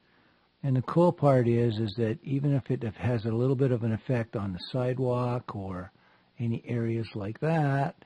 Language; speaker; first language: English; native; English